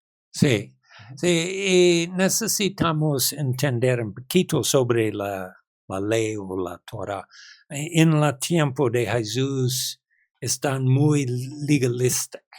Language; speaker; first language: Spanish; non-native, learner; English